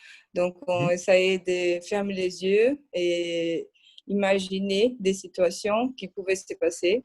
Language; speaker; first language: French; non-native, fluent; Portuguese